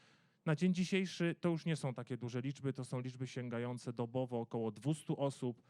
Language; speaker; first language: Polish; native; Polish